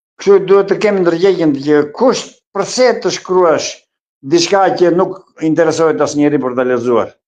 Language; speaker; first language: Albanian; non-native, local second language; Greek